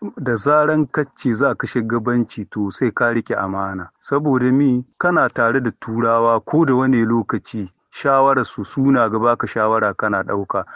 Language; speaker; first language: Hausa; native; Hausa